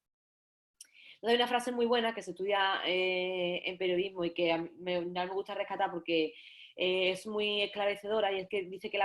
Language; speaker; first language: Spanish; native; Spanish